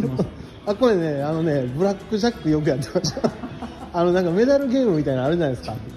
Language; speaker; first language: Japanese; native; Japanese